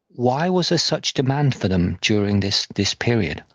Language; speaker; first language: English; native; English